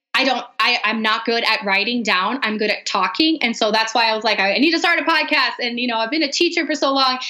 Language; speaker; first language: English; non-native, fluent; Portuguese